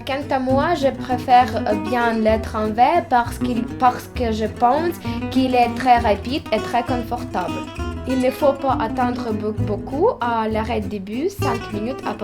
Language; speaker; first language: French; non-native, learner; Ukrainian